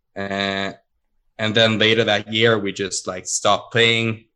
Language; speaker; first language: English; non-native, fluent; Swedish